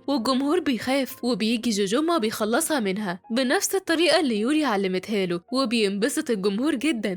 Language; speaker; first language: Arabic; native; Arabic